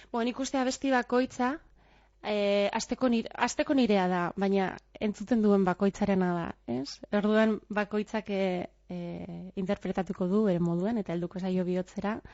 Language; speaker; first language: Basque; non-native, local second language; Spanish